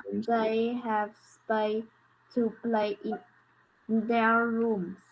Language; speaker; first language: English; non-native, learner; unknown